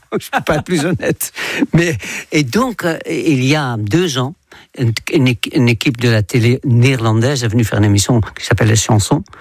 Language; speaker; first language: French; non-native, fluent; Dutch